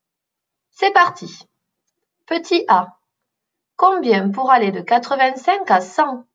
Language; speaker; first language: French; native; French